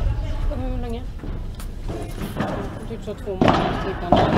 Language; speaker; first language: Swedish; native; Swedish